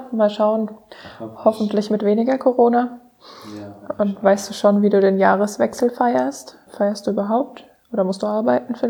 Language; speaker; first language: German; native; German